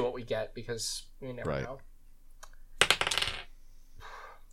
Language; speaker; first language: English; native; English